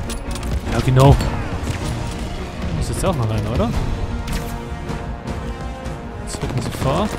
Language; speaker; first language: German; native; German